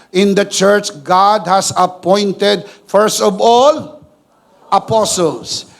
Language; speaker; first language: English; non-native, local second language; Filipino